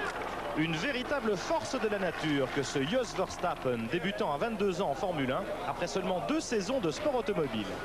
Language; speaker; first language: French; native; French